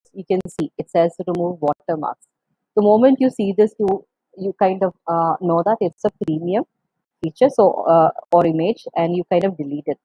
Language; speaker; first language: English; non-native, local second language; Malayalam